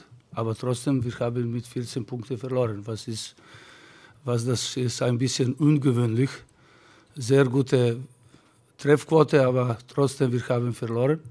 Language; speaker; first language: German; non-native, fluent; Serbian